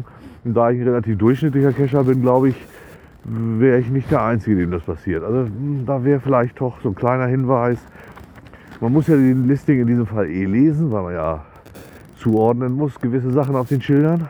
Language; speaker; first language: German; native; German